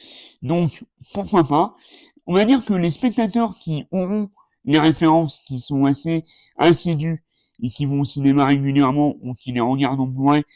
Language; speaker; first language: French; native; French